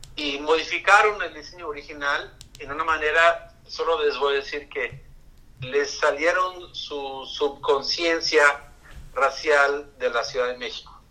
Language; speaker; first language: Spanish; non-native, fluent; English